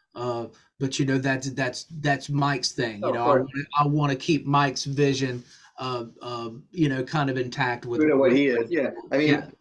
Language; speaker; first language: English; native; English